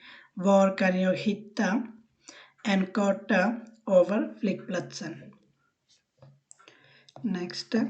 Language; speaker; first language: Swedish; non-native, fluent; Bangla